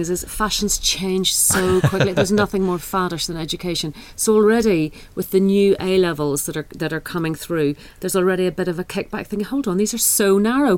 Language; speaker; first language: English; native; English